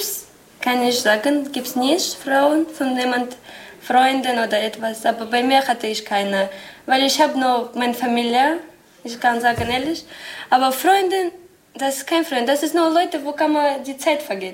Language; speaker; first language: German; non-native, learner; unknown